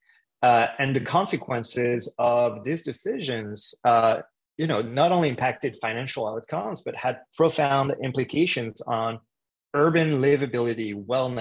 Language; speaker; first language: English; non-native, fluent; French